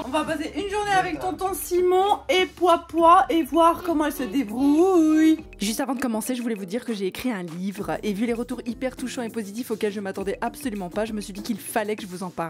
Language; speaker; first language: French; native; French